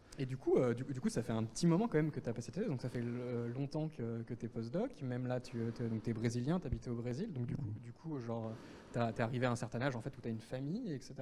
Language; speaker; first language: French; native; French